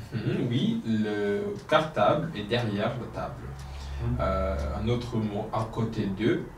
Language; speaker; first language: French; non-native, local second language; Kinyarwanda